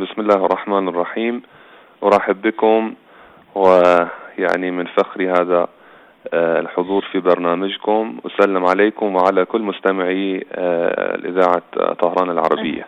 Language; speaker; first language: Arabic; non-native, fluent; Persian